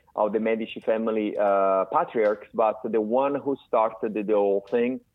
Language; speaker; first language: English; non-native, fluent; Italian